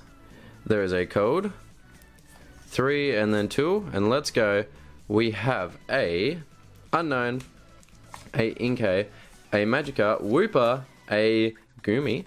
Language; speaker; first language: English; native; English